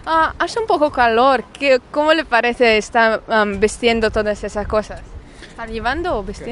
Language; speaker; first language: Spanish; non-native, learner; Russian